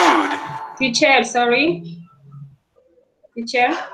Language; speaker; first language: English; non-native, learner; Spanish